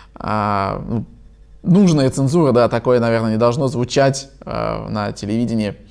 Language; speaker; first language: Russian; native; Russian